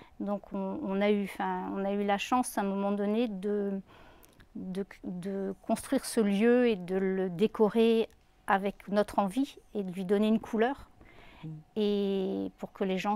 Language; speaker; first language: French; native; French